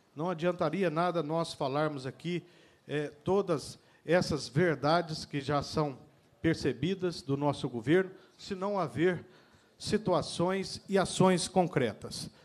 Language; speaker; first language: Portuguese; native; Portuguese